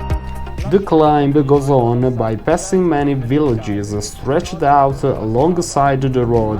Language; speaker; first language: English; non-native, fluent; Italian